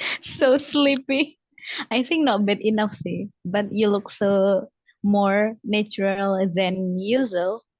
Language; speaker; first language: English; non-native, fluent; Javanese